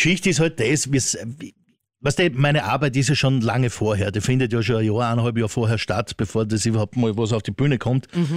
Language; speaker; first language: German; native; German